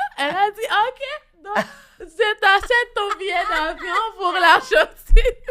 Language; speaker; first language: French; non-native, local second language; Haitian Creole